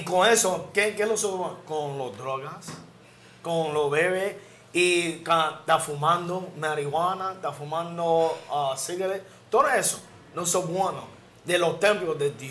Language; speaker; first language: Spanish; non-native, learner; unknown